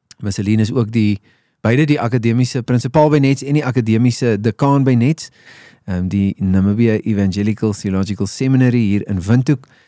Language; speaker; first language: Afrikaans; native; Afrikaans